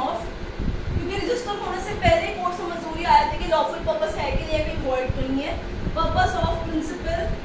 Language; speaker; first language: Hindi; native; Hindi